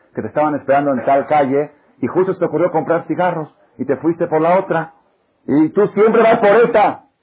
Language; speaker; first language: Spanish; non-native, fluent; Hebrew